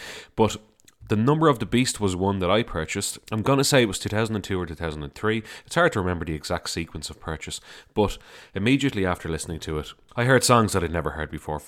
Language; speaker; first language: English; native; English